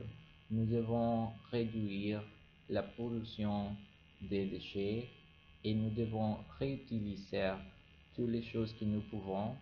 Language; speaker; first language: French; non-native, learner; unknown